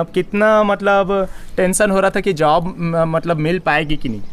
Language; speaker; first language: Hindi; native; Hindi